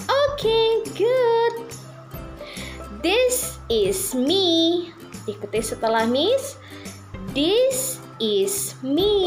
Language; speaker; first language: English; non-native, learner; Indonesian